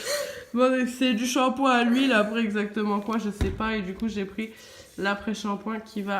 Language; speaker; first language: French; native; French